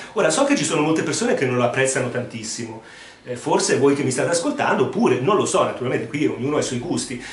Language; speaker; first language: Italian; non-native, fluent; Spanish